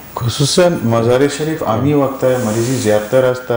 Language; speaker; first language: Persian; non-native, learner; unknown